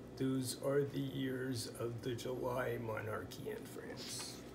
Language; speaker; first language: English; native; English